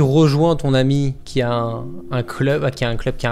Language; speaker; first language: French; native; French